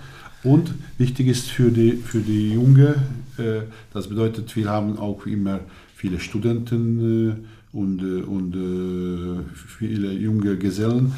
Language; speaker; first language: German; non-native, learner; Hungarian